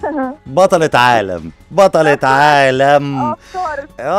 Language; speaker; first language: Arabic; native; Arabic